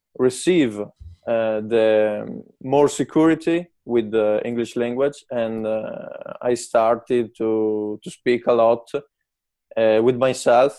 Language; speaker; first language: English; non-native, learner; Italian